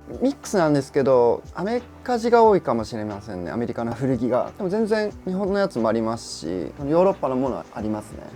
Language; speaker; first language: Japanese; native; Japanese